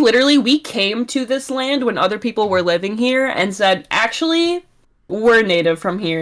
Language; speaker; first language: English; native; English